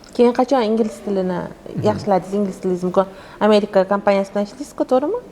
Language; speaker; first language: Uzbek; native; Uzbek